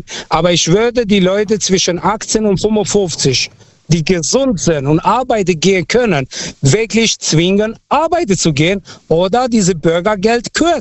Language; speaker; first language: German; non-native, fluent; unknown